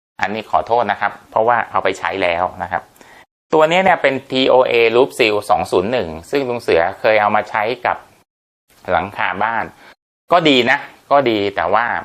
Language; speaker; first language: Thai; native; Thai